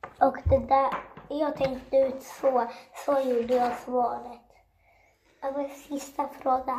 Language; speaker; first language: Swedish; early bilingual, other home language; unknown